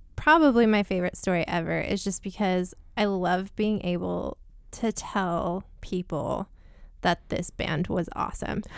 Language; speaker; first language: English; native; English